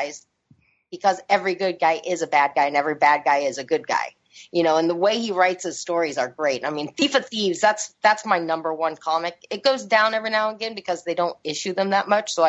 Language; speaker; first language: English; native; English